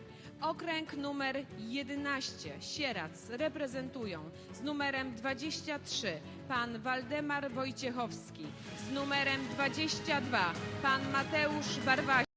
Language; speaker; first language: Polish; native; Polish